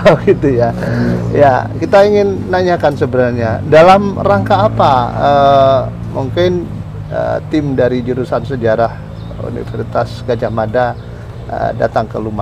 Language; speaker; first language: Indonesian; native; Indonesian